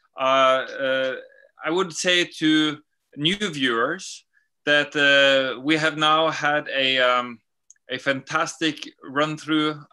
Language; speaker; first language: English; non-native, fluent; Norwegian